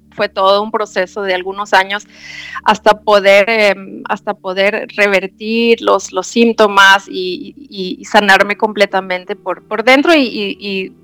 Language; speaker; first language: Spanish; non-native, fluent; German